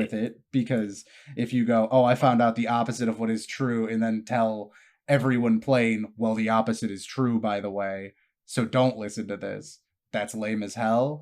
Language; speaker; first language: English; native; English